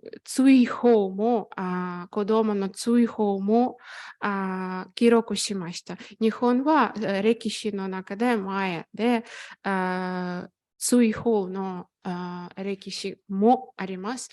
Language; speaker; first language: Japanese; non-native, fluent; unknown